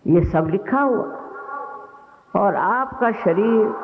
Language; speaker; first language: Hindi; non-native, local second language; Marathi